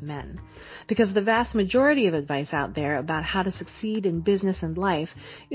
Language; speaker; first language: English; native; English